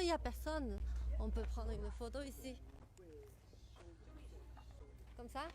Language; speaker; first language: French; non-native, fluent; Chinese